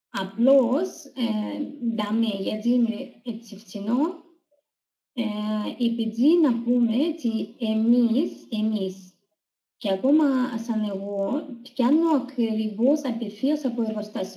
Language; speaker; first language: Greek; non-native, fluent; Russian